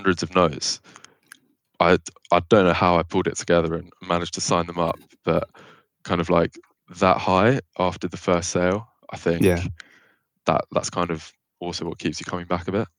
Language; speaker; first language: English; native; English